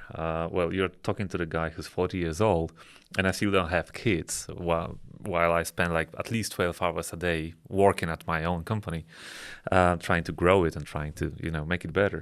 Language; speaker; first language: English; non-native, fluent; Polish